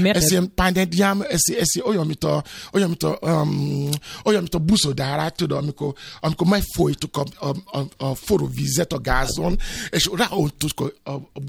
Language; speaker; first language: Hungarian; non-native, fluent; Yoruba